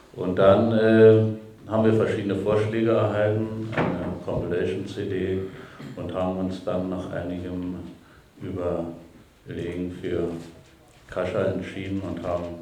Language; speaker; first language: German; native; German